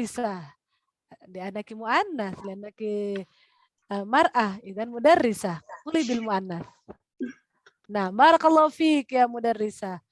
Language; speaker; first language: Arabic; non-native, fluent; Indonesian